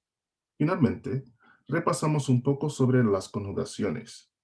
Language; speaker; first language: Spanish; non-native, fluent; English